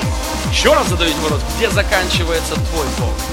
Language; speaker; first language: Russian; native; Russian